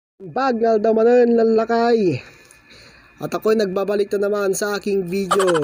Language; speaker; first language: Filipino; non-native, local second language; Iloko